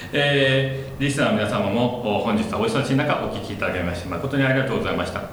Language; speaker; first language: Japanese; native; Japanese